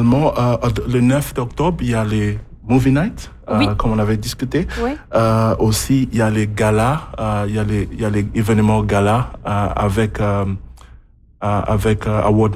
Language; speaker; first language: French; non-native, learner; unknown